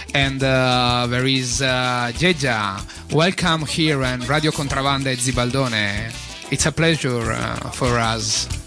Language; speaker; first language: English; non-native, learner; Italian